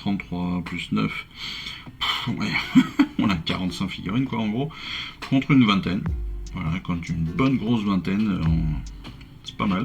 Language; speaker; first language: French; native; French